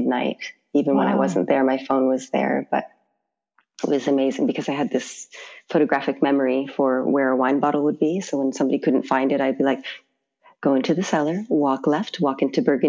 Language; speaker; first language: English; native; English